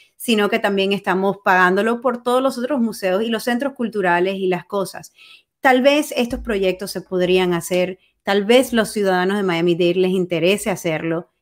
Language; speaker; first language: Spanish; native; Spanish